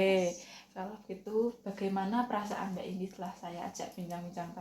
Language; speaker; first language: Indonesian; native; Indonesian